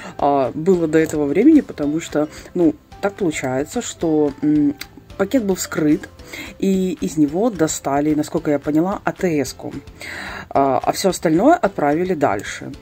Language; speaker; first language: Russian; native; Russian